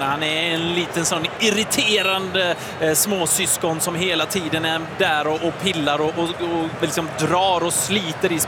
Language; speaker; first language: Swedish; native; Swedish